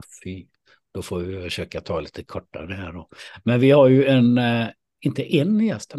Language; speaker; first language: Swedish; native; Swedish